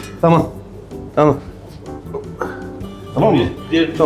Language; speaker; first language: Turkish; non-native, learner; French